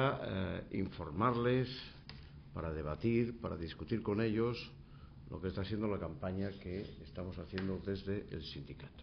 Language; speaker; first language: Spanish; native; Spanish